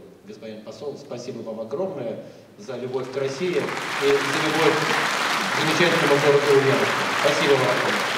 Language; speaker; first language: Russian; native; Russian